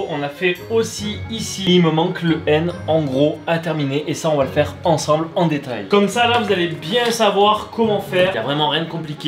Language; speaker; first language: French; native; French